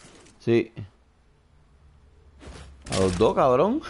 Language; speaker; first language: Spanish; native; Spanish